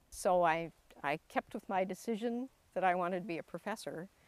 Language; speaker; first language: English; native; English